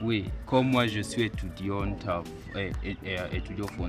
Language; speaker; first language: French; non-native, learner; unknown